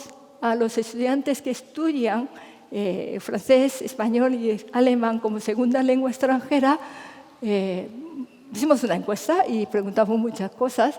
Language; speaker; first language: Spanish; non-native, fluent; Japanese